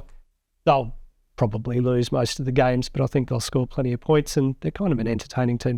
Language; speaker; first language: English; native; English